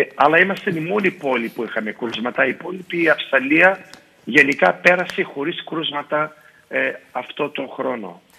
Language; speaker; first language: Greek; early bilingual, heritage; Greek